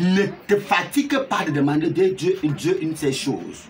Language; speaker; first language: French; non-native, local second language; English